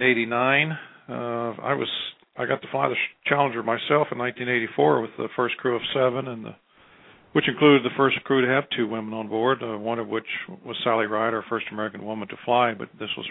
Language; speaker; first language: English; native; English